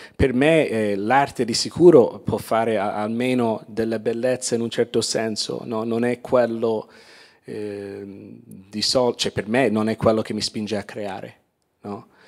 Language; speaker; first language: Italian; non-native, fluent; English